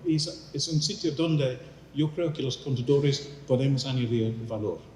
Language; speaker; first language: Spanish; non-native, fluent; English